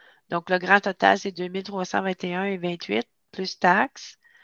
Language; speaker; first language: French; native; French